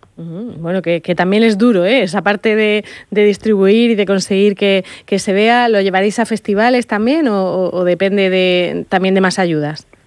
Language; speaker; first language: Spanish; native; Spanish